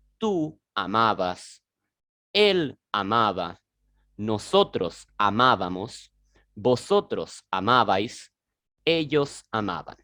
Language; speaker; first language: Spanish; non-native, learner; French